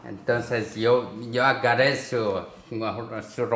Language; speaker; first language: Spanish; non-native, learner; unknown